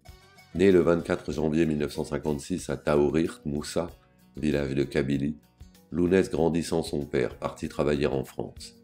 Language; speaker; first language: French; native; French